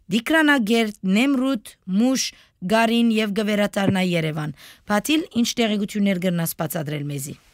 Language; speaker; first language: Armenian; early bilingual, heritage; Armenian